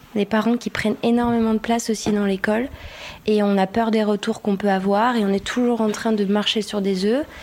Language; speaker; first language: French; non-native, fluent; Spanish